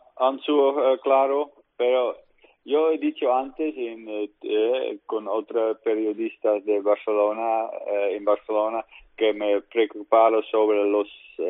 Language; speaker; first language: Spanish; non-native, learner; Dutch